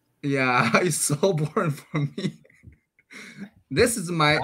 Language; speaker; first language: English; non-native, learner; Chinese